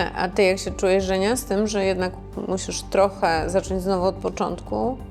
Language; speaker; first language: Polish; native; Polish